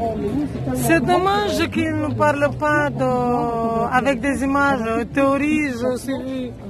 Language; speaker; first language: French; non-native, learner; Romanian